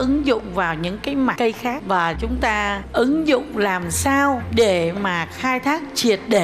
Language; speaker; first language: Vietnamese; native; Vietnamese